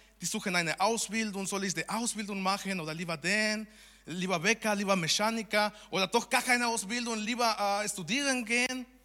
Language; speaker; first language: German; non-native, fluent; Spanish